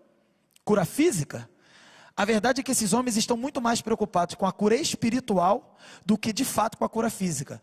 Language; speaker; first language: Portuguese; native; Portuguese